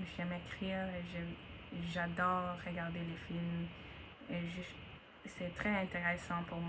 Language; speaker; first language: French; non-native, learner; English